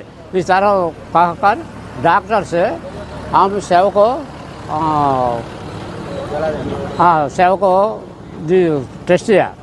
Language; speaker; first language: Hindi; non-native, local second language; Telugu